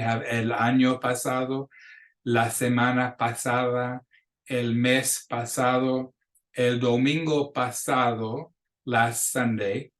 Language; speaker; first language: Spanish; non-native, fluent; English